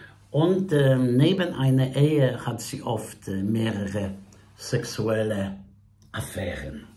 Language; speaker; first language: German; non-native, fluent; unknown